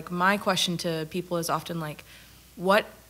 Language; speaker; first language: English; non-native, local second language; Afrikaans